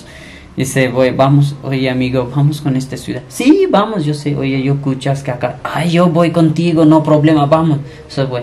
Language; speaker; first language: Spanish; non-native, learner; Punjabi